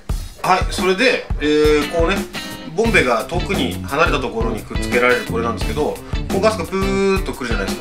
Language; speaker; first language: Japanese; native; Japanese